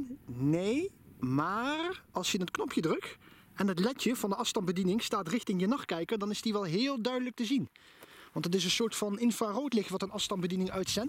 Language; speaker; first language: Dutch; native; Dutch